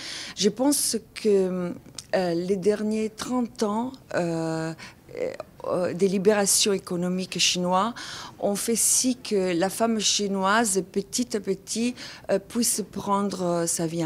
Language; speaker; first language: French; non-native, fluent; Italian